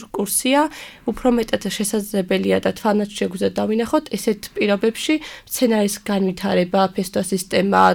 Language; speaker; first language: Georgian; native; Georgian